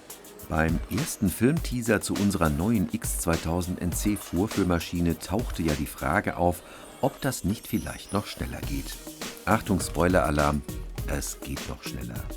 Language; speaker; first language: German; native; German